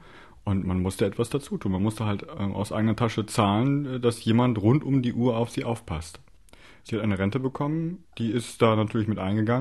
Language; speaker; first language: German; native; German